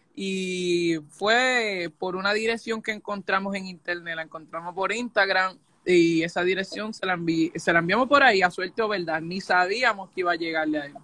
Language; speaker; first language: Spanish; native; Spanish